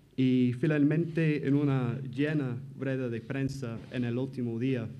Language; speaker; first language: Spanish; non-native, fluent; English